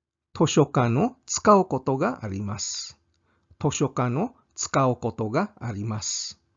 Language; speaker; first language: Japanese; non-native, fluent; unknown